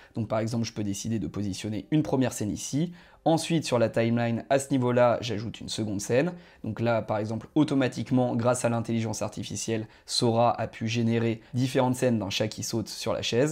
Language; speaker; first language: French; native; French